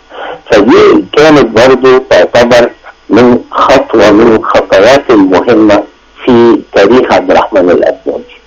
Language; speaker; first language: Arabic; native; Arabic